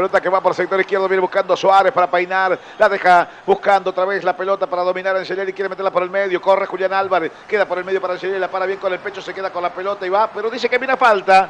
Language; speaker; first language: Spanish; native; Spanish